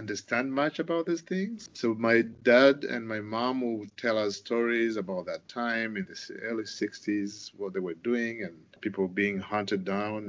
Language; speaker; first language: English; non-native, local second language; Kinyarwanda